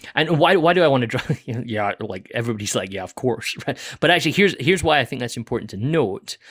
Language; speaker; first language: English; native; English